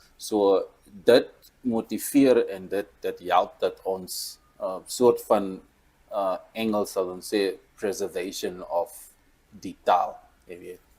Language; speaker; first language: Afrikaans; non-native, local second language; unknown